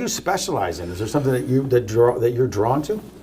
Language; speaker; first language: English; native; English